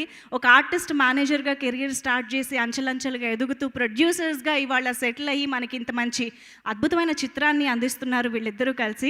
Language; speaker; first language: Telugu; native; Telugu